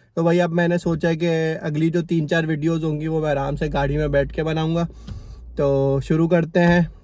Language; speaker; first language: Urdu; native; Urdu